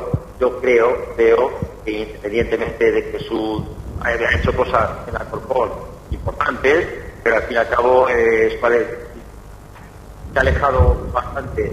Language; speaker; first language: Spanish; native; Spanish